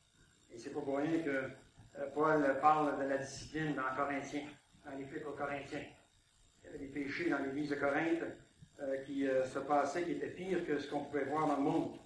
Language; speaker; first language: French; native; French